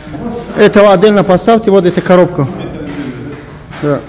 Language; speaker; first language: Russian; non-native, local second language; Tajik